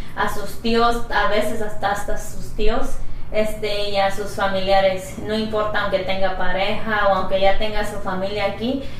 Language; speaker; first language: Spanish; native; Spanish